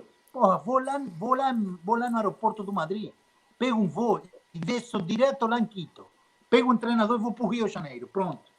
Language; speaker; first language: Portuguese; non-native, fluent; Spanish